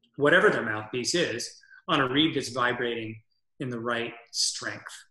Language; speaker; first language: English; native; English